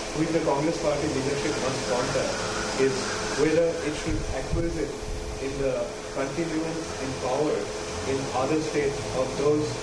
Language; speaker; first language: English; non-native, local second language; Bangla